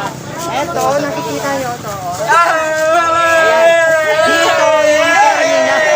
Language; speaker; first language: Filipino; native; Filipino